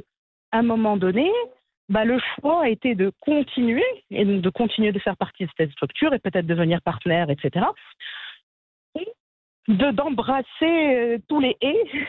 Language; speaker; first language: French; non-native, local second language; Arabic